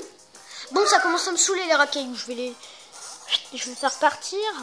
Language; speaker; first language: French; native; French